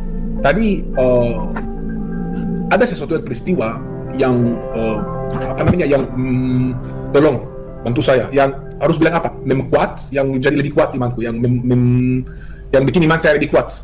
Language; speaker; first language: Indonesian; non-native, fluent; Hebrew